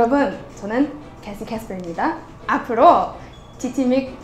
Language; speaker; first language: Korean; non-native, fluent; English